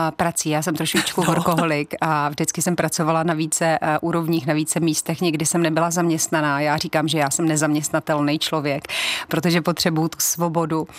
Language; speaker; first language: Czech; native; Czech